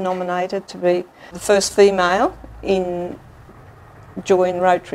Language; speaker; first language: English; native; English